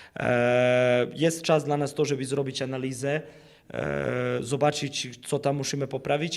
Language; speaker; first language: Polish; non-native, fluent; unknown